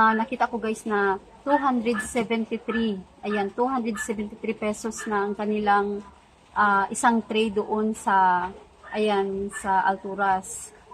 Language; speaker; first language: Filipino; non-native, local second language; Cebuano